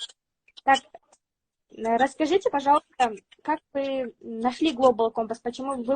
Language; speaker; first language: Russian; native; Russian